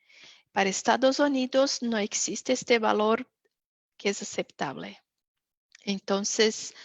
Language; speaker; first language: Spanish; non-native, fluent; Portuguese